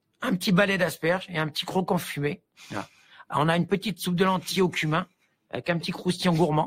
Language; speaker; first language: French; native; French